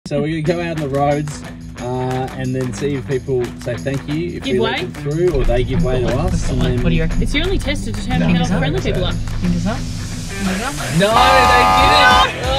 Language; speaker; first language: English; native; English